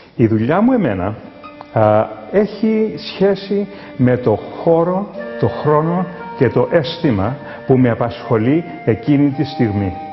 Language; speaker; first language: Greek; native; Greek